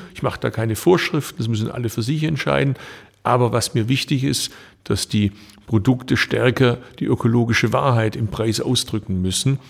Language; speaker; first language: German; early bilingual, other home language; Turkish